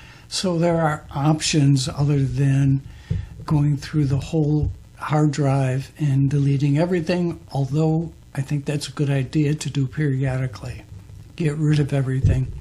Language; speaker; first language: English; native; English